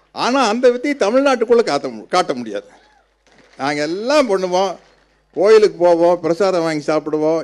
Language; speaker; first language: Tamil; native; Tamil